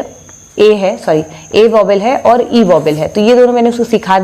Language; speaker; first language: Hindi; native; Hindi